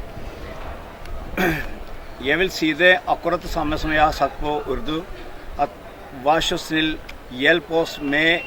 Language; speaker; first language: Norwegian; early bilingual, other home language; Urdu